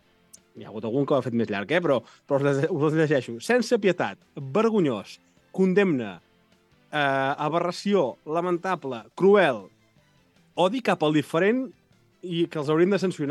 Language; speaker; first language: Catalan; native; Catalan